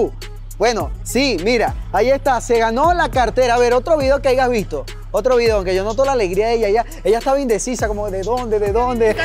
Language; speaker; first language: Spanish; native; Spanish